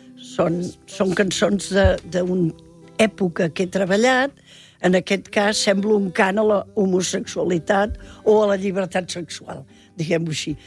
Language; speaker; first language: Catalan; native; Catalan